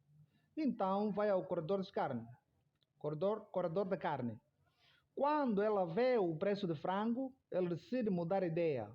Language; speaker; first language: Portuguese; non-native, fluent; Somali